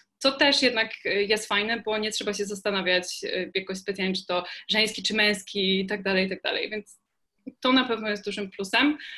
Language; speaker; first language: Polish; native; Polish